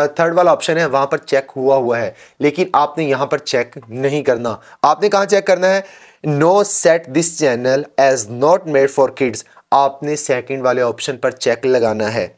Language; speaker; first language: Urdu; non-native, local second language; Punjabi